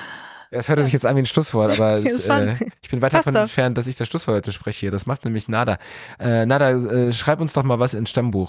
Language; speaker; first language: German; native; German